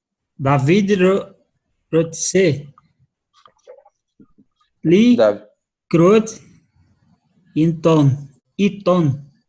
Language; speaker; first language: Hebrew; non-native, learner; Portuguese